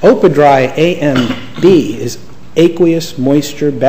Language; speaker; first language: English; native; English